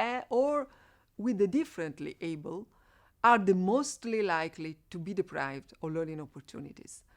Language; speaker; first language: English; non-native, fluent; Italian